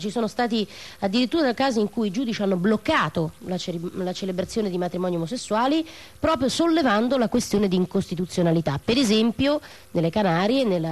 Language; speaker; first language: Italian; native; Italian